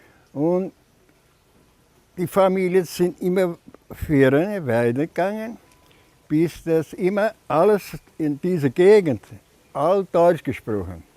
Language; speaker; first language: German; early bilingual, heritage; German